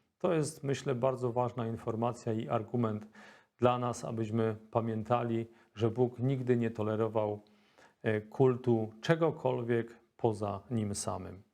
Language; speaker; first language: Polish; native; Polish